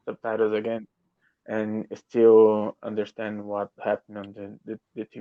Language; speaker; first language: English; non-native, learner; Portuguese